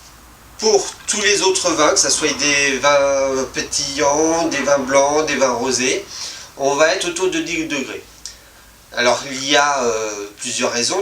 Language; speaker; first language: French; native; French